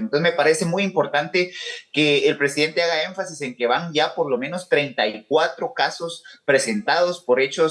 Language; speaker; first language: Spanish; native; Spanish